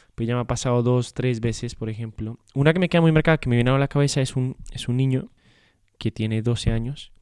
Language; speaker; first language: Spanish; native; Spanish